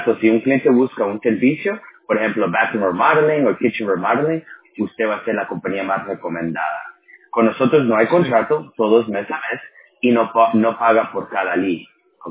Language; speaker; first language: Spanish; early bilingual, other home language; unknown